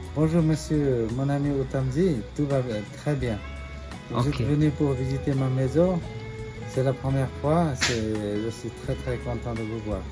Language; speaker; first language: French; non-native, fluent; Nepali